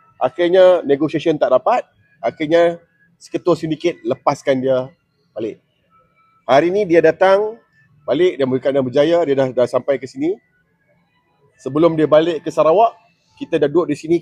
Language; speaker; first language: Malay; native; Malay